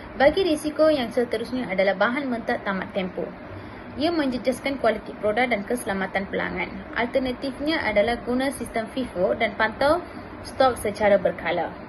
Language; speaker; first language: Malay; non-native, local second language; Tamil